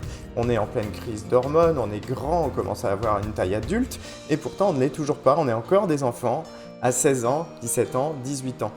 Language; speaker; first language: French; native; French